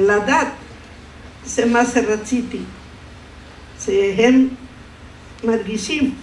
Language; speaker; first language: Hebrew; non-native, fluent; Spanish